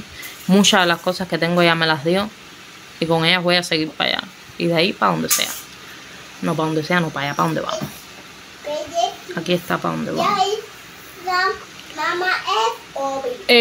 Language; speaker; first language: Spanish; native; Spanish